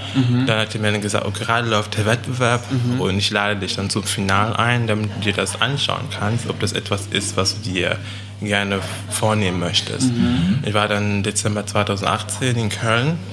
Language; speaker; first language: German; non-native, fluent; French